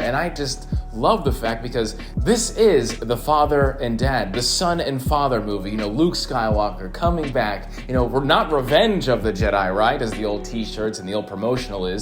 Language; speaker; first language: English; native; English